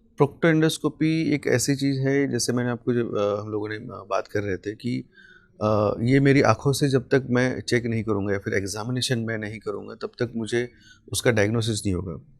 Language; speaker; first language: Hindi; non-native, local second language; Marathi